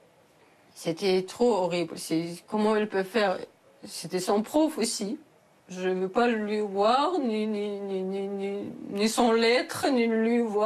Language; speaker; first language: French; non-native, learner; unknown